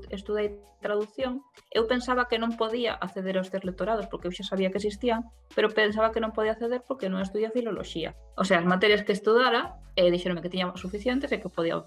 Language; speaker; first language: Galician; non-native, local second language; Spanish